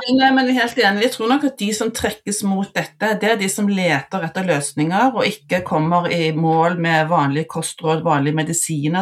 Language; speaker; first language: Norwegian; native; Norwegian